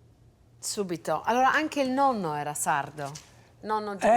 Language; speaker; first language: Italian; early bilingual, heritage; English